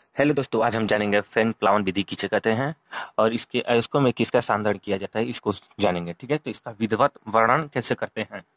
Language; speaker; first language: Hindi; native; Hindi